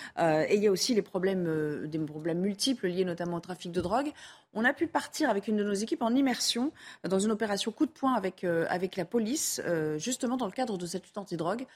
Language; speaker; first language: French; native; French